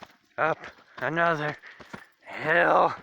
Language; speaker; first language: English; native; English